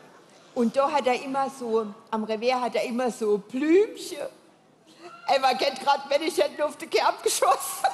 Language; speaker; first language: German; native; German